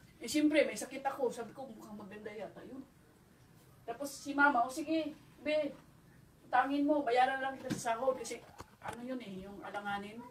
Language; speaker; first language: Filipino; non-native, local second language; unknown